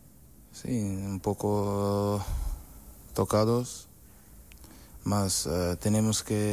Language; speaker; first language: Spanish; non-native, learner; Portuguese